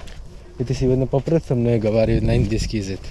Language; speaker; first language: Russian; non-native, learner; Hindi